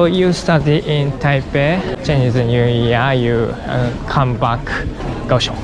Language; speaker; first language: English; non-native, learner; Japanese